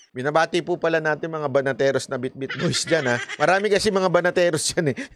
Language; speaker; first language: Filipino; native; Filipino